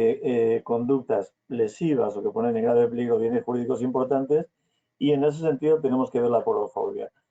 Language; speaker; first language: Spanish; native; Spanish